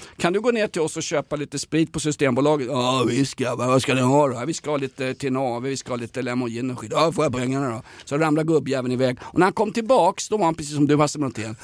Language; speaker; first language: Swedish; native; Swedish